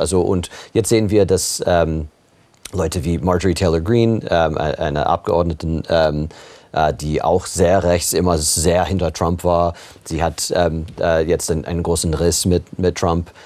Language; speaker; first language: German; non-native, fluent; English